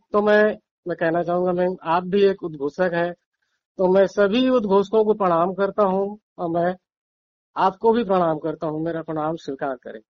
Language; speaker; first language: Hindi; non-native, local second language; Marathi